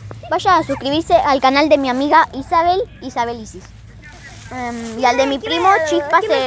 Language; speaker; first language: Spanish; native; Spanish